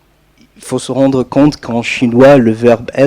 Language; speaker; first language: French; non-native, fluent; English